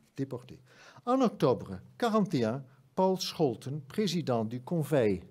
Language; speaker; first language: French; non-native, fluent; Dutch